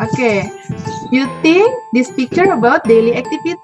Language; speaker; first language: English; non-native, fluent; Indonesian